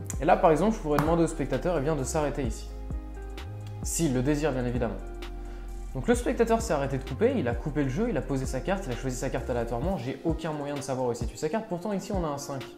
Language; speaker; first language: French; native; French